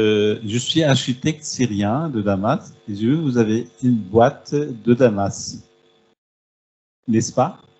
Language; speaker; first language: French; non-native, fluent; Arabic